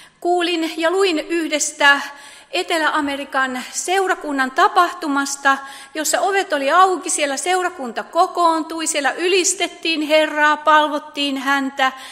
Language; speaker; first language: Finnish; native; Finnish